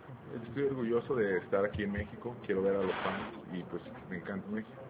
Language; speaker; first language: Spanish; native; Spanish